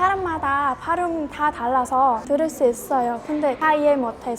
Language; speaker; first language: Korean; non-native, learner; Vietnamese